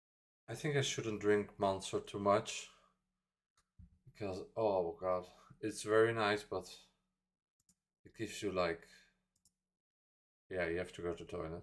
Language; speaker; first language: English; non-native, fluent; Dutch